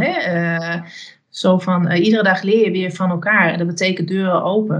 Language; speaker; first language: Dutch; native; Dutch